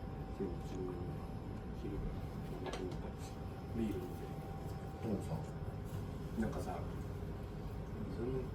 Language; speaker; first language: Japanese; native; Japanese